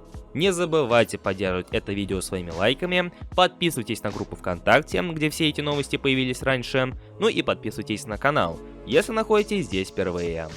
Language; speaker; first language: Russian; native; Russian